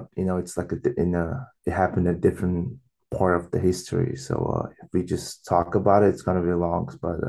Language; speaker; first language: English; non-native, fluent; Mongolian